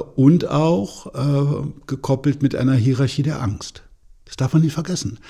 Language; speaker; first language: German; native; German